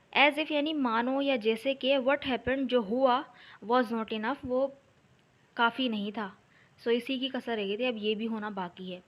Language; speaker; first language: Urdu; native; Urdu